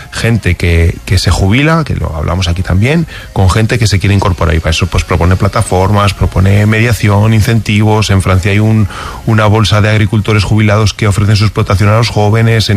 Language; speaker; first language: Spanish; native; Spanish